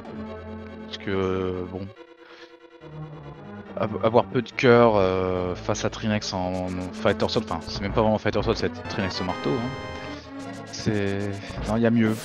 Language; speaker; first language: French; native; French